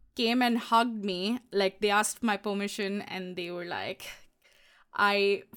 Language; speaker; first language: English; non-native, local second language; Hindi